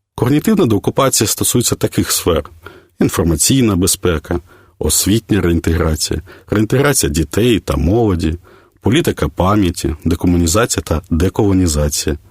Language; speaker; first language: Ukrainian; native; Ukrainian